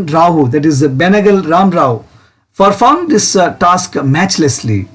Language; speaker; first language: English; non-native, local second language; Kannada